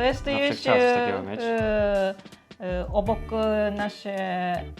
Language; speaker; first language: Polish; non-native, learner; Japanese